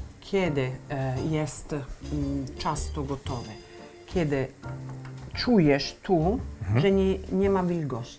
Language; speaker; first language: Polish; non-native, learner; Italian